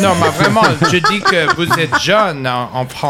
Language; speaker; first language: French; non-native, learner; English